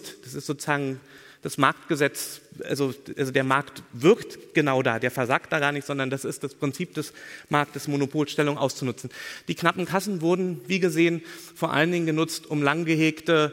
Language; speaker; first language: German; native; German